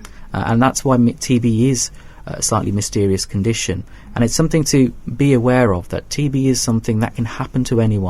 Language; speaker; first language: English; native; English